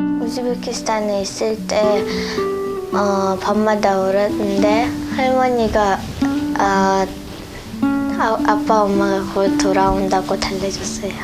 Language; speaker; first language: Korean; early bilingual, other home language; Russian